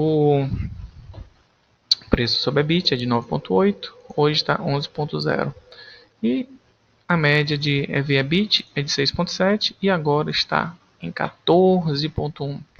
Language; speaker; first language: Portuguese; native; Portuguese